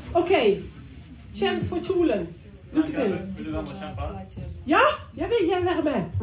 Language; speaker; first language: Norwegian; non-native, fluent; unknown